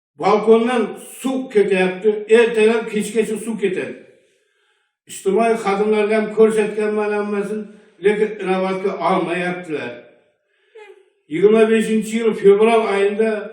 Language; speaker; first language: Uzbek; native; Uzbek